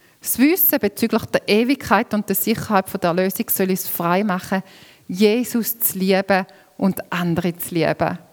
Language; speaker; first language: German; native; German